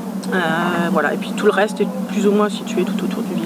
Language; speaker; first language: French; native; French